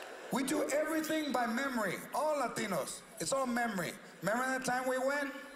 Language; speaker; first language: English; early bilingual, other home language; Spanish